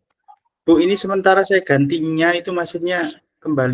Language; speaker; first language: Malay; non-native, local second language; Javanese